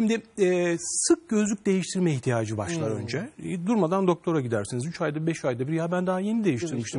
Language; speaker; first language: Turkish; native; Turkish